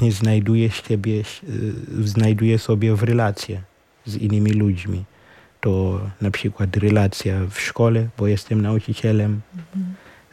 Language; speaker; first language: Ukrainian; non-native, learner; Shona